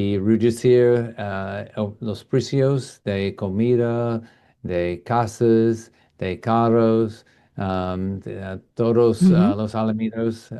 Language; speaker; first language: Spanish; non-native, learner; English